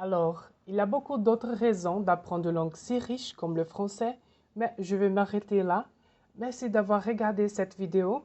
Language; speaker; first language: French; non-native, fluent; Portuguese